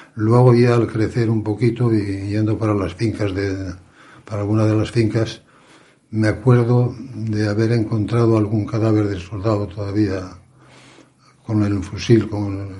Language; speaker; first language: Spanish; native; Spanish